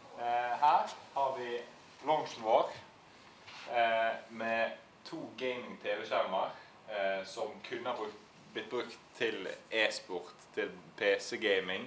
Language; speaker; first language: Norwegian; native; Norwegian